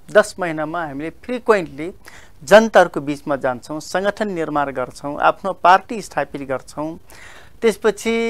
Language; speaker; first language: Nepali; non-native, local second language; Dangaura Tharu